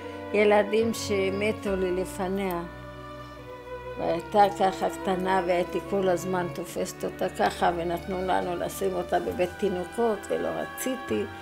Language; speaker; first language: Hebrew; non-native, fluent; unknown